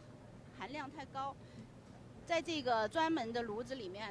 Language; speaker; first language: Chinese; native; Chinese